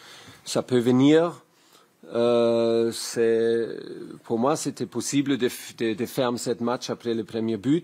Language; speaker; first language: French; non-native, learner; German